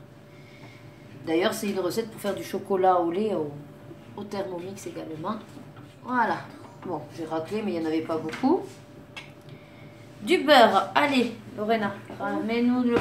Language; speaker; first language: French; native; French